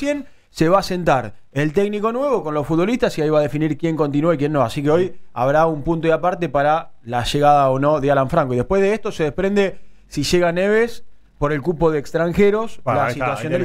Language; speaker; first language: Spanish; native; Spanish